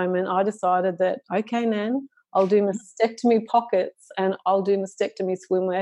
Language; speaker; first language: English; native; English